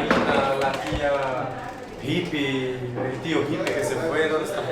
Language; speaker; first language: Spanish; non-native, learner; French